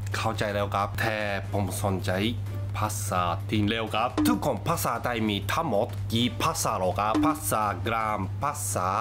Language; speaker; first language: Thai; non-native, fluent; Japanese